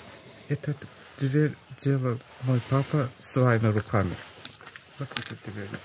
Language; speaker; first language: Russian; non-native, local second language; Azerbaijani